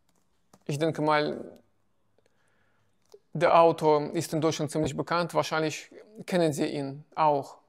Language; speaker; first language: German; non-native, fluent; Russian